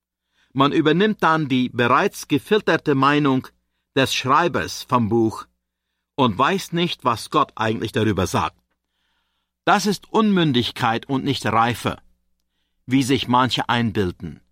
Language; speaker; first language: German; native; German